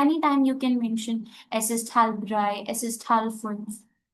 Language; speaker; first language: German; non-native, learner; Hindi